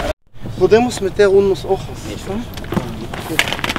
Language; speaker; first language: Spanish; non-native, learner; Hebrew